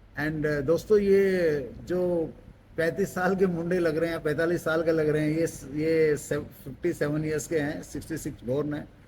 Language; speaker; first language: Hindi; native; Hindi